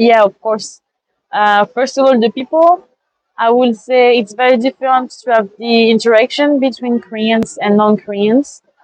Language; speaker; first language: English; non-native, fluent; French